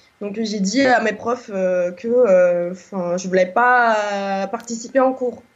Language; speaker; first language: French; non-native, fluent; Korean